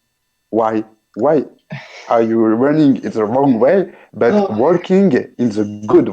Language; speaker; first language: English; non-native, learner; French